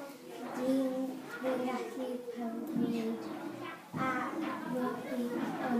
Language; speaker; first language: Welsh; non-native, learner; English